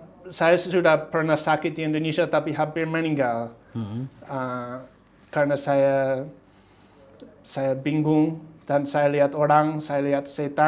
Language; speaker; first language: Indonesian; non-native, fluent; English